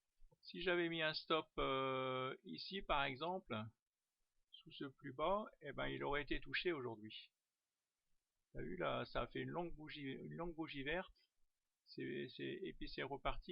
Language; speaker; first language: French; native; French